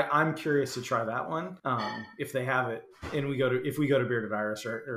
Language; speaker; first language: English; native; English